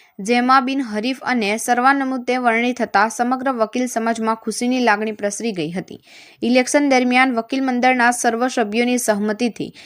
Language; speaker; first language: Gujarati; native; Gujarati